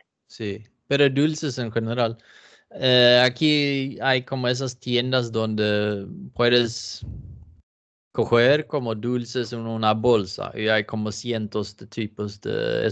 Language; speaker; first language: Spanish; non-native, fluent; Swedish